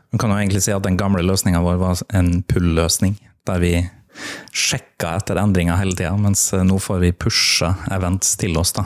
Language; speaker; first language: Norwegian; native; Norwegian